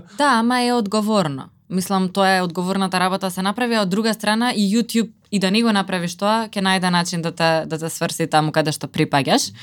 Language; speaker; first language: Macedonian; native; Macedonian